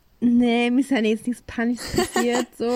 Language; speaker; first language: German; native; German